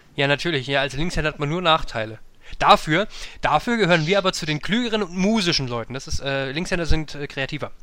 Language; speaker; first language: German; native; German